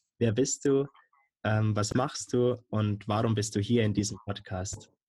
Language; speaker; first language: German; native; German